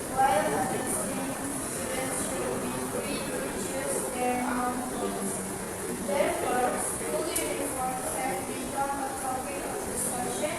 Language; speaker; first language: English; non-native, learner; Indonesian